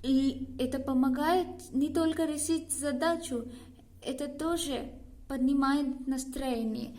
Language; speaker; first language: Russian; non-native, learner; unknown